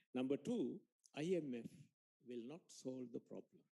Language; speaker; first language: English; non-native, local second language; Sinhala